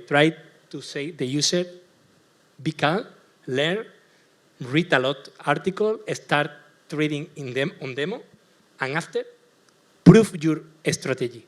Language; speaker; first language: English; non-native, learner; Spanish